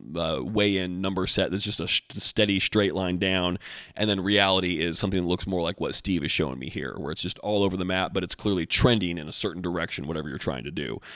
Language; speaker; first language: English; native; English